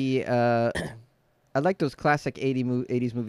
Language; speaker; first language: English; native; English